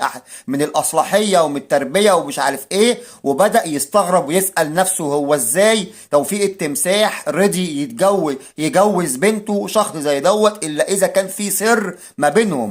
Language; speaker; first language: Arabic; native; Arabic